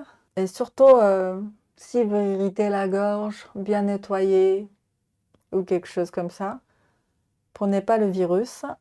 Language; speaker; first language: French; non-native, learner; Japanese